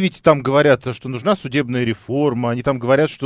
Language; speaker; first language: Russian; native; Russian